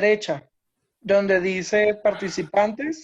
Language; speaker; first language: Spanish; native; Spanish